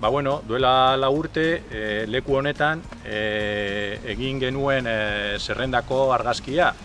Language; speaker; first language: Basque; non-native, local second language; Spanish